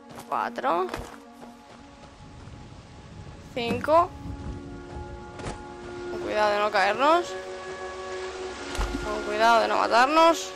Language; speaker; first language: Spanish; native; Spanish